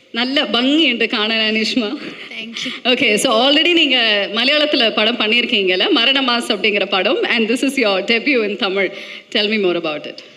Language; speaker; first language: Tamil; native; Tamil